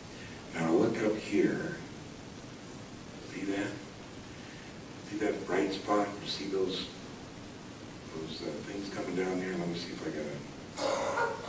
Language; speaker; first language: English; native; English